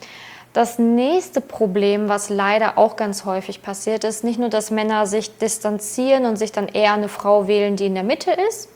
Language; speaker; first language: German; native; German